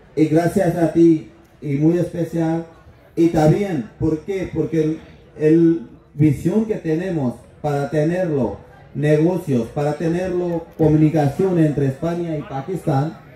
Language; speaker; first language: Spanish; non-native, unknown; Urdu